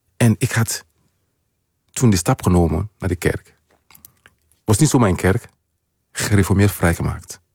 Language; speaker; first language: Dutch; non-native, fluent; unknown